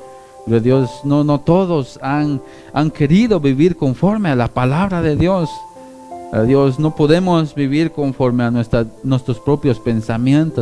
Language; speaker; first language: Spanish; native; Spanish